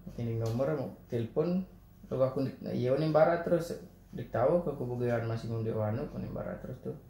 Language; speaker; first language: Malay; non-native, learner; French